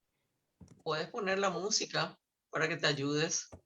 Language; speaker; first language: Spanish; native; Spanish